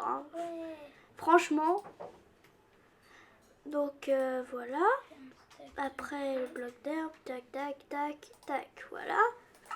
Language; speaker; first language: French; native; French